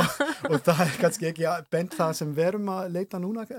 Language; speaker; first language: Icelandic; non-native, fluent; German